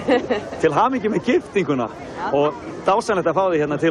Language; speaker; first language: Icelandic; native; Icelandic